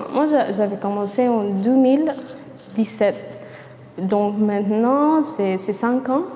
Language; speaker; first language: French; non-native, fluent; Arabic